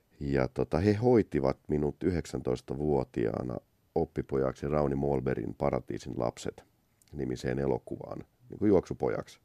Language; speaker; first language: Finnish; native; Finnish